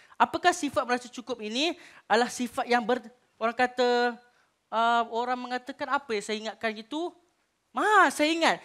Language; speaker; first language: Malay; native; Malay